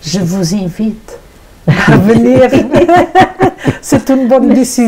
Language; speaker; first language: French; non-native, learner; Portuguese